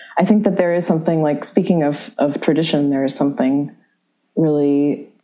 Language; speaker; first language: English; native; English